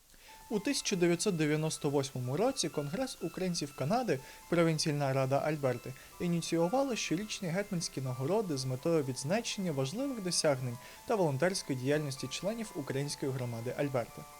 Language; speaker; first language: Ukrainian; native; Ukrainian